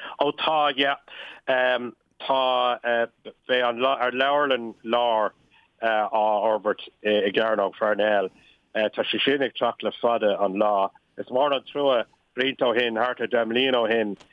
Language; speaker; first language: Irish; non-native, local second language; English